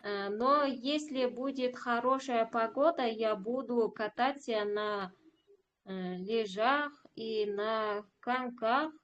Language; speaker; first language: Russian; non-native, learner; Uzbek